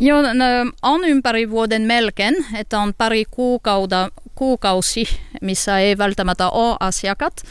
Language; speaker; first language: Finnish; non-native, learner; French